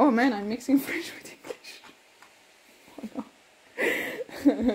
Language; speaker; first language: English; non-native, fluent; French